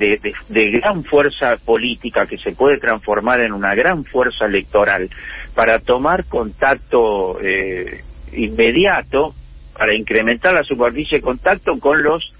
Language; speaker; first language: Spanish; native; Spanish